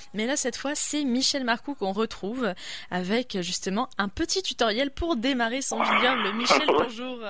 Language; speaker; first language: French; native; French